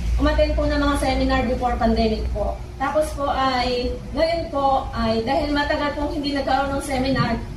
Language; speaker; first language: Filipino; native; Filipino